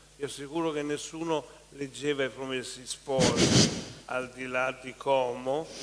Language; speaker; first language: Italian; native; Italian